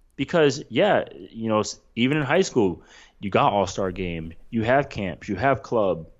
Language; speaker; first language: English; native; English